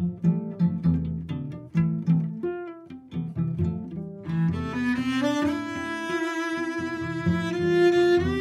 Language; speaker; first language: English; native; English